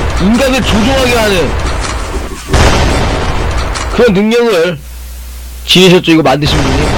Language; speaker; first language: Korean; native; Korean